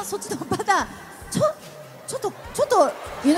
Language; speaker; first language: Japanese; native; Japanese